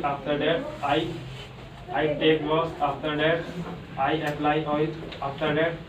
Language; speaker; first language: English; non-native, learner; Hindi